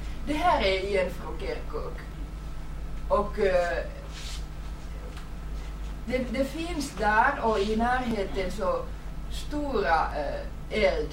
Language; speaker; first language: Swedish; non-native, fluent; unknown